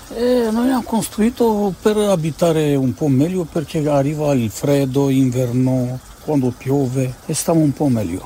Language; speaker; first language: Italian; non-native, learner; Romanian